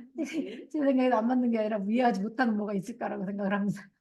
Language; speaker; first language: Korean; native; Korean